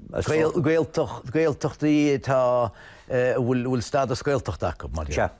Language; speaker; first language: Irish; native; Irish